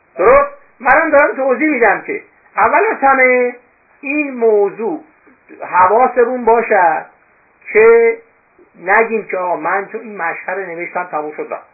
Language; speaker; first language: Persian; non-native, local second language; Azerbaijani